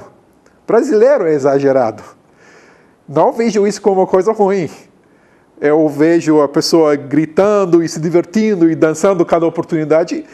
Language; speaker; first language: Portuguese; non-native, fluent; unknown